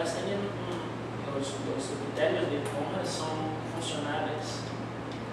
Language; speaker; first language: Spanish; non-native, fluent; Portuguese